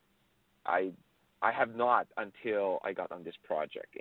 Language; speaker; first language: English; non-native, local second language; Filipino